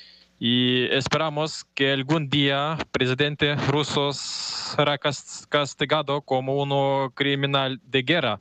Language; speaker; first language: Spanish; non-native, fluent; Ukrainian